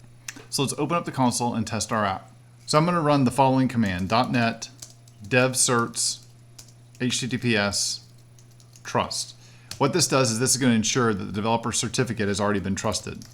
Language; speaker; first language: English; native; English